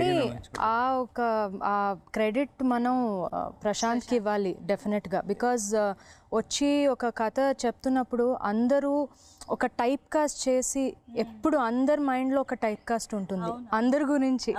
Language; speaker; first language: Telugu; non-native, fluent; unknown